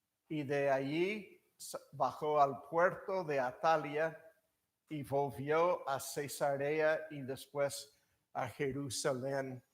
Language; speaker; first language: Spanish; non-native, fluent; English